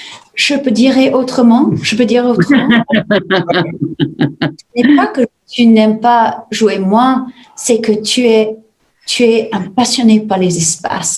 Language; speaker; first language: French; non-native, fluent; English